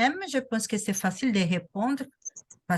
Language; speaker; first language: French; non-native, learner; Portuguese